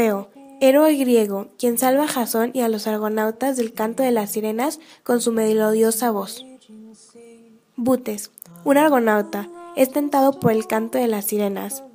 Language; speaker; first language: Spanish; native; Spanish